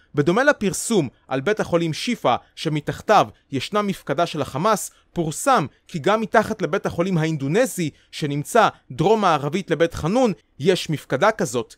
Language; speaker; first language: Hebrew; native; Hebrew